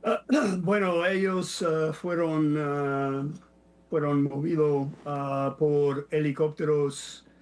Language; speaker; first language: Spanish; non-native, fluent; English